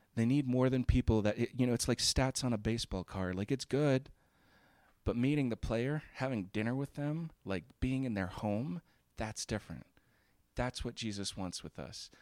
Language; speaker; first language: English; native; English